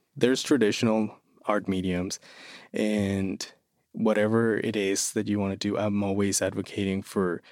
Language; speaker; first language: English; non-native, fluent; Spanish